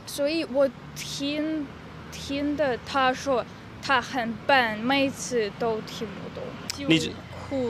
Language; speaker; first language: Chinese; non-native, learner; Russian